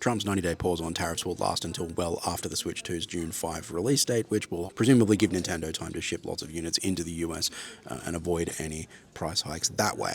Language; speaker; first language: English; native; English